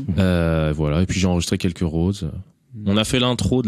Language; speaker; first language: French; native; French